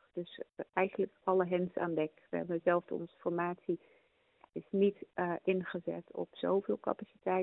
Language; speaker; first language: Dutch; native; Dutch